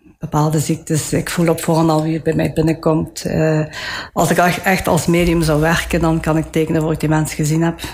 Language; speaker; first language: Dutch; early bilingual, other home language; Italian